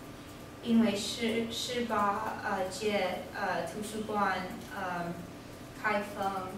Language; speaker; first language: Chinese; non-native, learner; English